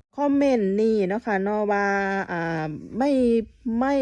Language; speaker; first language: Thai; native; Thai